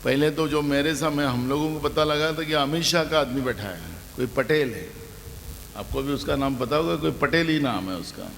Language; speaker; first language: Hindi; non-native, local second language; Marathi